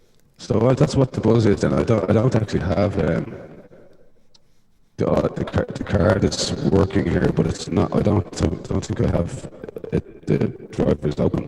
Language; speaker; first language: English; native; English